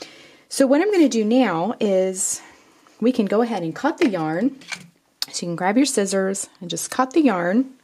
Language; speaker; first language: English; native; English